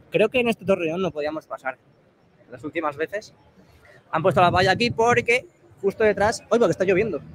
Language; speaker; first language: Spanish; native; Spanish